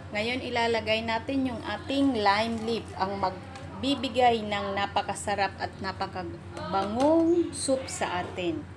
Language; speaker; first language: Filipino; native; Filipino